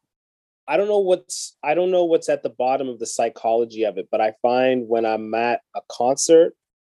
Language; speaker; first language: English; native; English